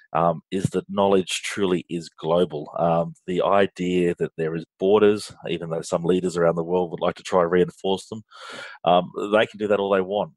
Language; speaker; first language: English; native; English